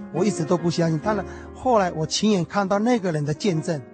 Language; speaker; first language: Chinese; native; Chinese